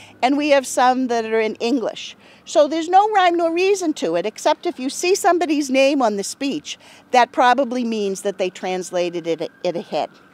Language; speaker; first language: English; native; English